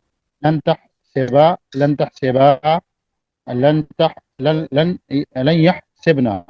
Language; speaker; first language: Arabic; non-native, learner; Urdu